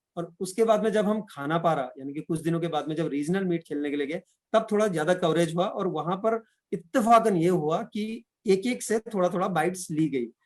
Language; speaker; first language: Hindi; non-native, local second language; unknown